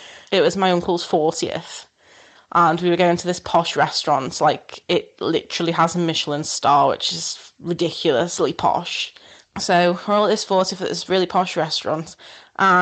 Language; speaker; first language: English; native; English